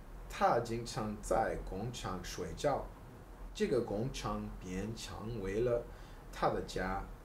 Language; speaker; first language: Chinese; non-native, learner; English